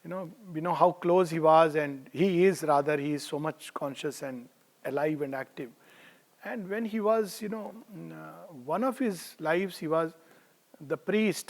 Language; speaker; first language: English; non-native, local second language; Hindi